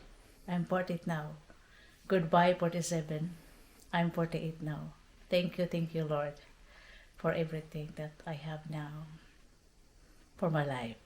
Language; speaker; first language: English; non-native, learner; Cebuano